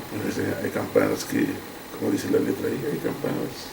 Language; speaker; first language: Spanish; native; Spanish